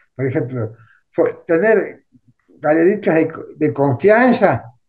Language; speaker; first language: Spanish; native; Spanish